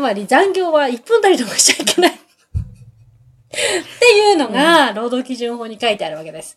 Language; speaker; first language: Japanese; native; Japanese